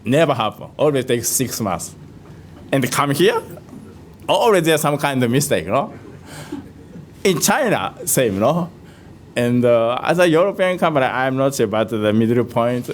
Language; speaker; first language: English; non-native, fluent; Japanese